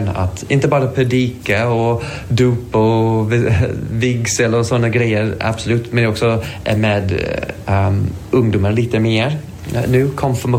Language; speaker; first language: Swedish; non-native, fluent; English